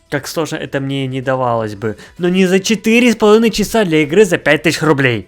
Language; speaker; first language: Russian; native; Russian